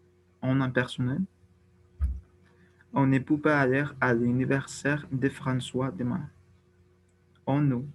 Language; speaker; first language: French; non-native, learner; Spanish